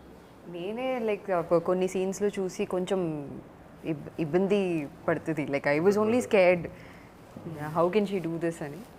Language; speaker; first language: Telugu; non-native, fluent; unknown